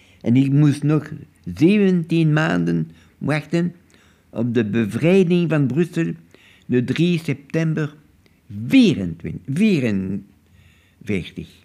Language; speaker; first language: Dutch; non-native, local second language; French